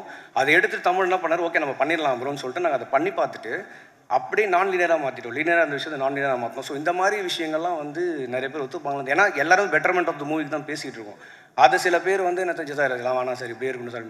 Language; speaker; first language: Tamil; native; Tamil